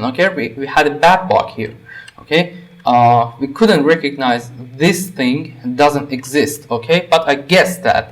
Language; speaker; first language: English; non-native, fluent; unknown